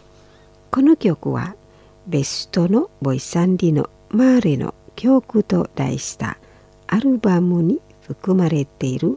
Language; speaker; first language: Japanese; non-native, fluent; Indonesian